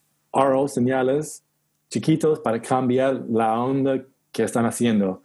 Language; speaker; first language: Spanish; non-native, learner; English